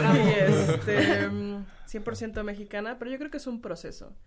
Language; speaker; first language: Spanish; native; Spanish